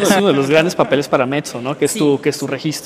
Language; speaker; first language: Spanish; native; Spanish